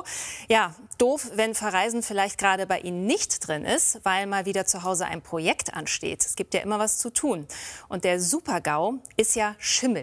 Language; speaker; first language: German; native; German